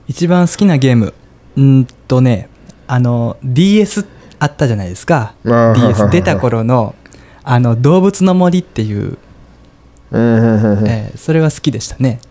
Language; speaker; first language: Japanese; native; Japanese